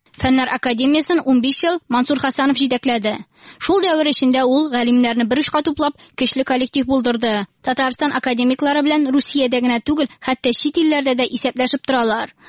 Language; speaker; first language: Tatar; native; Tatar